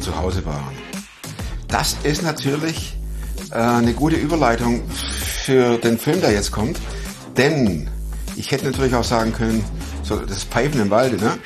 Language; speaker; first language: German; native; German